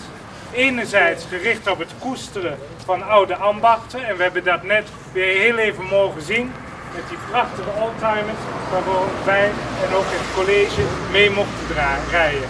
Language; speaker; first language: Dutch; native; Dutch